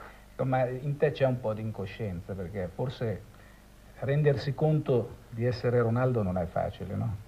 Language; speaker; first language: Italian; native; Italian